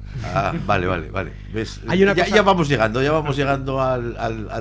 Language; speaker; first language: Spanish; native; Spanish